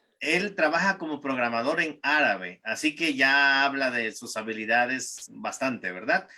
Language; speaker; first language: Spanish; native; Spanish